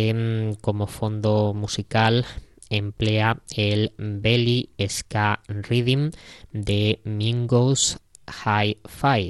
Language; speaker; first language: Spanish; native; Spanish